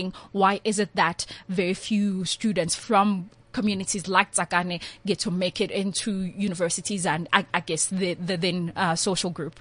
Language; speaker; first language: English; non-native, local second language; Swati